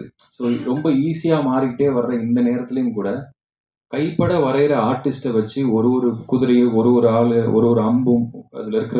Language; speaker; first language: Tamil; native; Tamil